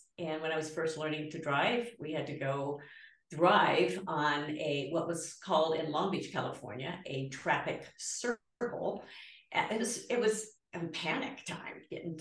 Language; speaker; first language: English; native; English